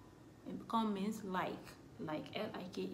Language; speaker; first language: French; non-native, learner; English